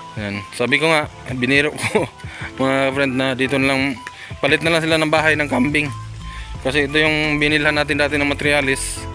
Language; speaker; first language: Filipino; non-native, local second language; Bikol